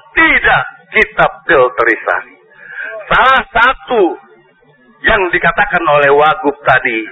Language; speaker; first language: Indonesian; non-native, local second language; Banjar